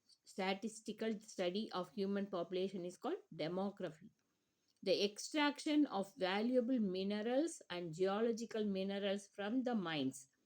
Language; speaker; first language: English; non-native, local second language; Tamil